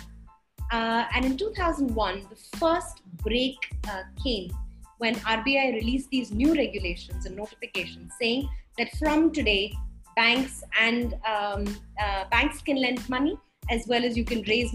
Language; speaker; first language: English; non-native, local second language; Hindi